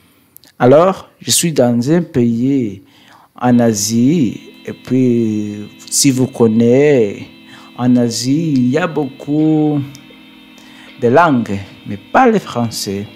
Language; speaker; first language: French; non-native, learner; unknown